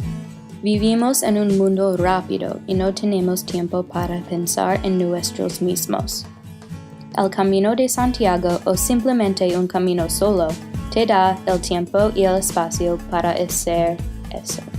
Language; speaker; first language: Spanish; non-native, learner; English